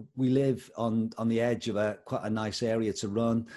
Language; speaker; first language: English; native; English